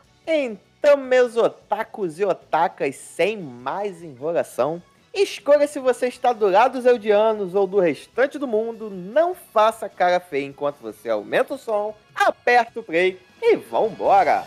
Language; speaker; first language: Portuguese; native; Portuguese